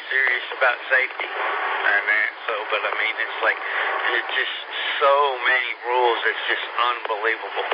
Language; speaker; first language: English; native; English